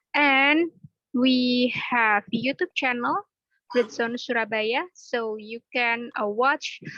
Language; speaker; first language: English; non-native, learner; Indonesian